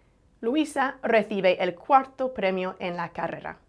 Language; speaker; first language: Spanish; non-native, fluent; English